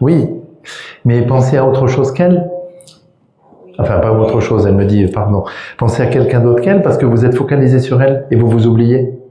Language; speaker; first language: French; native; French